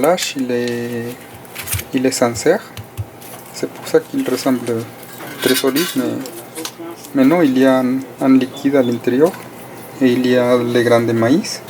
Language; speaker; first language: French; non-native, fluent; Spanish